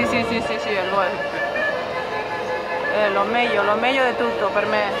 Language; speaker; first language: Italian; non-native, learner; Spanish